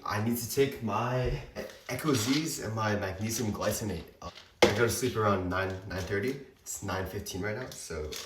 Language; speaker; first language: English; native; English